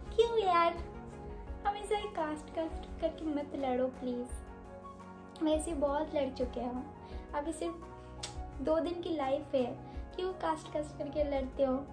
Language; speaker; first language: Hindi; non-native, local second language; Bangla